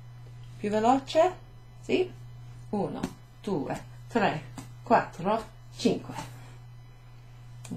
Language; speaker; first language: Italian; non-native, fluent; English